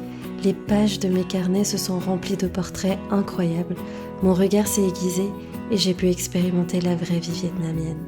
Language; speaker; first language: French; native; French